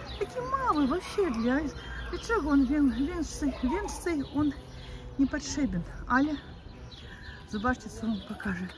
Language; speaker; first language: Polish; non-native, learner; Russian